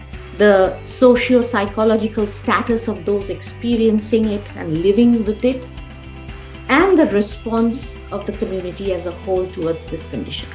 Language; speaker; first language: English; non-native, local second language; Bangla